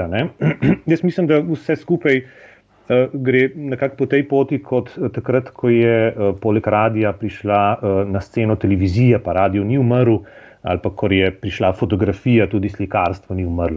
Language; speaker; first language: Slovenian; native; Slovenian